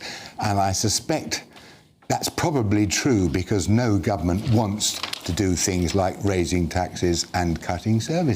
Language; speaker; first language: English; native; English